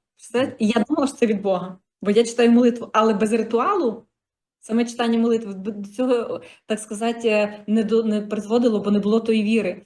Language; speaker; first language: Ukrainian; native; Ukrainian